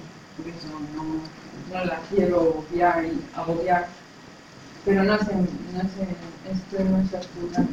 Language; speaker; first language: Spanish; non-native, learner; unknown